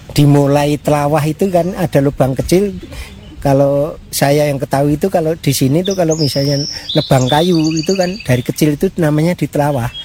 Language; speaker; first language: Indonesian; non-native, local second language; Javanese